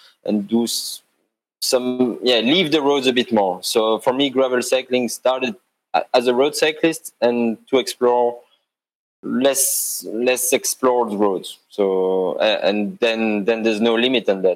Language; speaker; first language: English; non-native, fluent; French